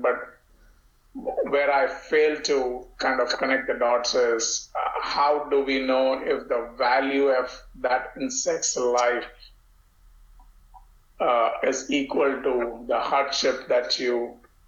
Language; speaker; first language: English; non-native, local second language; Gujarati